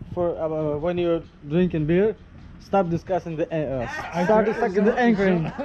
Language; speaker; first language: English; non-native, learner; Russian